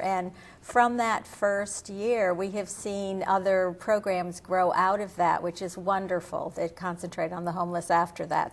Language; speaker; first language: English; native; English